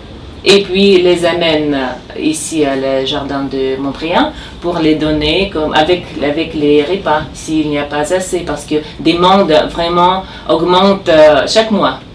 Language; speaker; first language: French; non-native, learner; Russian